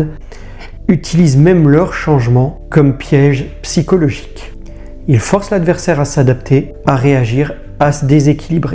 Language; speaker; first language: French; native; French